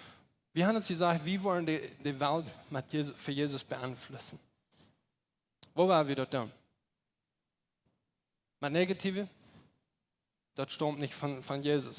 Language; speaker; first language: German; non-native, learner; Plautdietsch